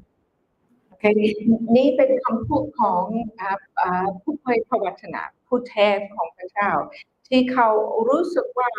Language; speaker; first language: Thai; non-native, fluent; English